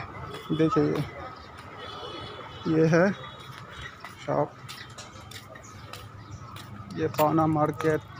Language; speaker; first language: Hindi; non-native, local second language; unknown